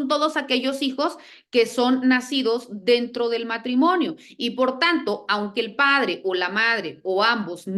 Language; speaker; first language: Spanish; native; Spanish